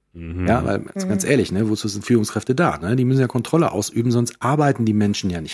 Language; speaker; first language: German; native; German